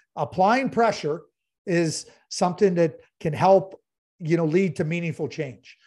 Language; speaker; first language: English; native; English